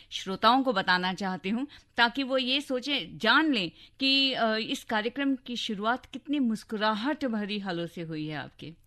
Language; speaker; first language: Hindi; native; Hindi